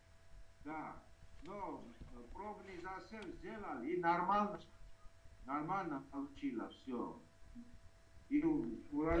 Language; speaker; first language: Russian; non-native, fluent; Georgian